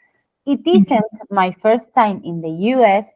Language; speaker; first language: English; non-native, fluent; Spanish